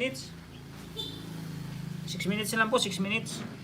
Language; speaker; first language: Filipino; non-native, local second language; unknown